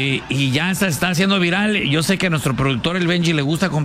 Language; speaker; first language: Spanish; native; Spanish